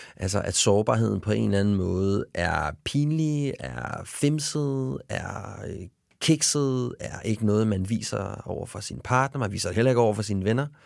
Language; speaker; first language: Danish; native; Danish